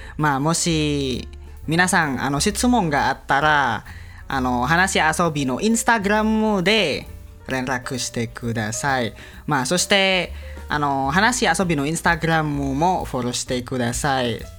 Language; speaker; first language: Japanese; non-native, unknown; Indonesian